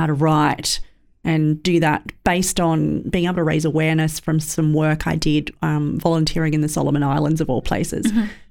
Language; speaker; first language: English; native; English